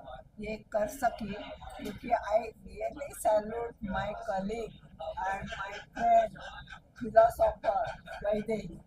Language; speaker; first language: Hindi; non-native, local second language; Marathi